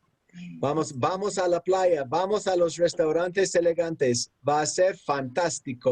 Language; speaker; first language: Spanish; non-native, fluent; English